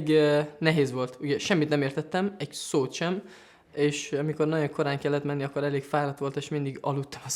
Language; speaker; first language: Hungarian; non-native, fluent; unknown